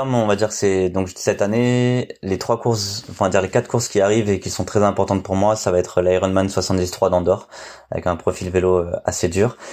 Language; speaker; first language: French; native; French